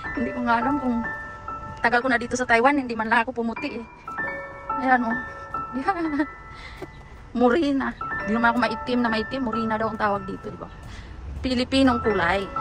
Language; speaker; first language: Filipino; non-native, local second language; Hiligaynon